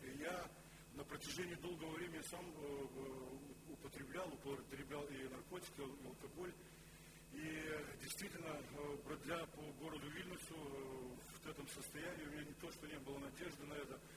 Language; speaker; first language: Russian; non-native, local second language; Lithuanian